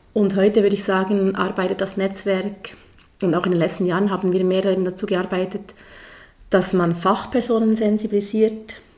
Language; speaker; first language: German; native; German